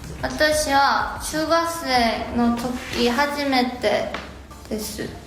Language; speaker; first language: Japanese; non-native, learner; Korean